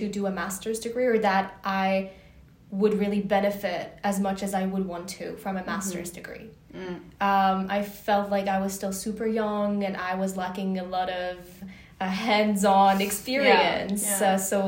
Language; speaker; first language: English; native; English